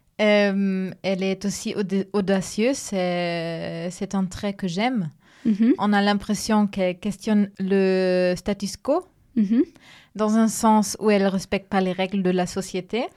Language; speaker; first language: French; non-native, fluent; Spanish